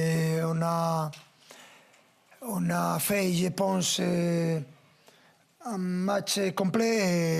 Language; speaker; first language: French; non-native, fluent; Spanish